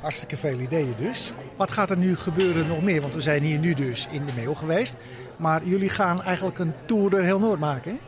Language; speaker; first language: Dutch; native; Dutch